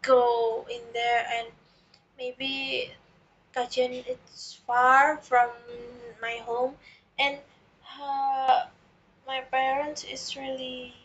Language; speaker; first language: English; non-native, learner; Indonesian